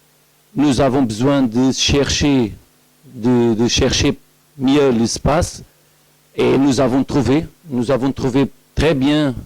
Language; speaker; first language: French; non-native, learner; Portuguese